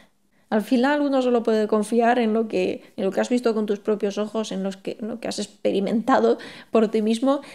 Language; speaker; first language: Spanish; native; Spanish